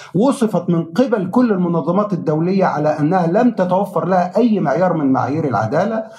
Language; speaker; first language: Arabic; native; Arabic